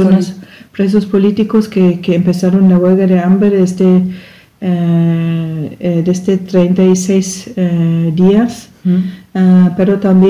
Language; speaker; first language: Spanish; non-native, learner; German